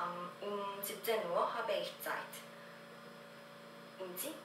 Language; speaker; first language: German; non-native, learner; Korean